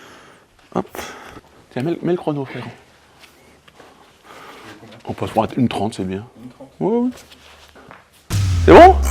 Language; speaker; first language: French; native; French